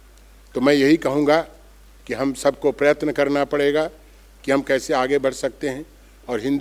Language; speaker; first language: Hindi; non-native, local second language; Bangla